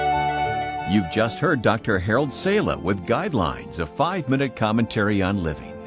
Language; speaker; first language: English; native; English